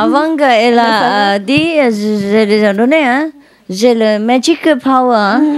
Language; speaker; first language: French; non-native, learner; Vietnamese